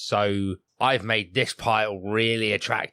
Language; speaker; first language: English; native; English